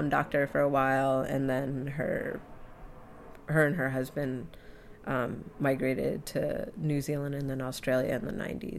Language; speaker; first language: English; native; English